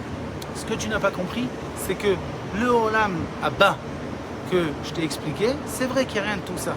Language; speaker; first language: French; native; French